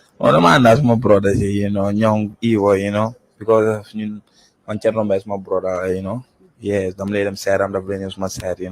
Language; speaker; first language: Wolof; non-native, local second language; Mandingo